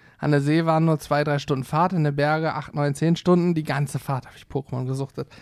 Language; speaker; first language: German; native; German